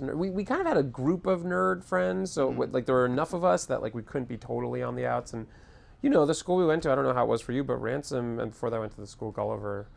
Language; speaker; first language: English; native; English